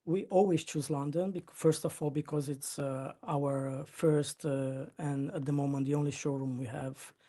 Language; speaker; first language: English; non-native, fluent; Romanian